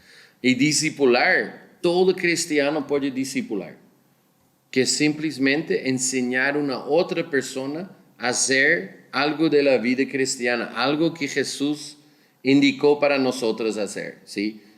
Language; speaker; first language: Spanish; non-native, fluent; Portuguese